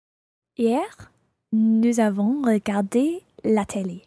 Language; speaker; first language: French; non-native, learner; English